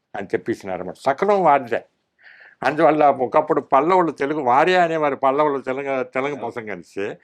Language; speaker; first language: Telugu; early bilingual, heritage; Telugu